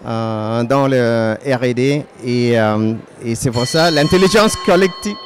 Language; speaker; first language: French; non-native, fluent; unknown